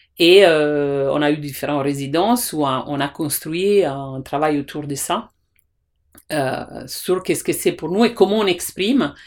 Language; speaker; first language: French; non-native, fluent; Italian